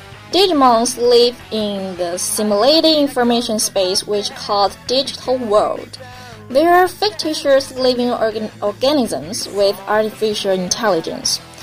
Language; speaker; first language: English; non-native, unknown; Chinese